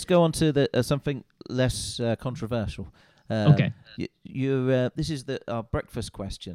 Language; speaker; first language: English; native; English